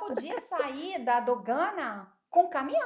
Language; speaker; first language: Portuguese; native; Portuguese